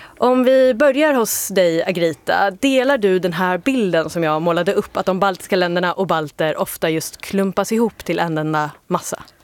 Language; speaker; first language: Swedish; native; Swedish